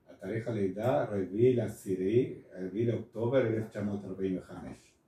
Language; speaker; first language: Hebrew; non-native, fluent; Spanish